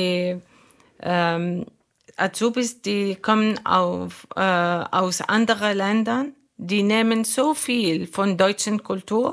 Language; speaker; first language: German; non-native, learner; Arabic